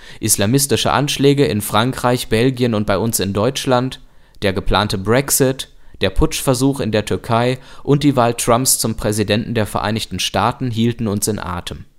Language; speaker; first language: German; native; German